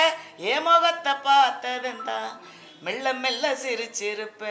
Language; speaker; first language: Tamil; native; Tamil